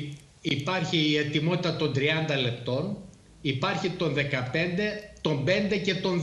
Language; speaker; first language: Greek; native; Greek